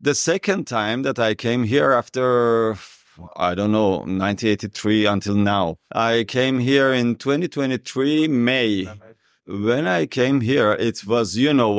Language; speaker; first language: English; non-native, learner; Persian